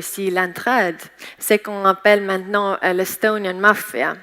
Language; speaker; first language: French; non-native, learner; Estonian